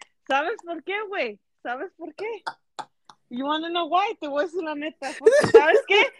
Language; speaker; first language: Spanish; early bilingual, heritage; Spanish